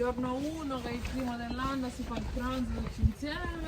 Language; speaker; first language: Italian; native; Italian